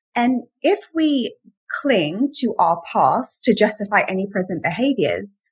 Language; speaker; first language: English; native; English